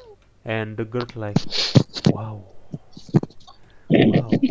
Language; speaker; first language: English; non-native, learner; Indonesian